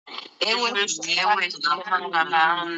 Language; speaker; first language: Portuguese; non-native, learner; Haitian Creole